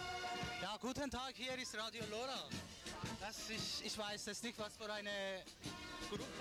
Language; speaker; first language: German; non-native, learner; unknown